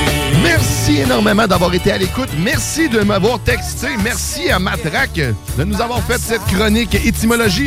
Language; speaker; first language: French; native; French